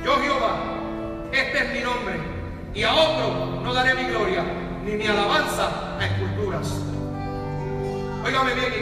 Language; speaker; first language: Spanish; native; Spanish